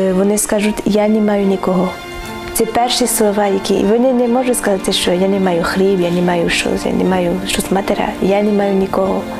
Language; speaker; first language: Ukrainian; non-native, learner; French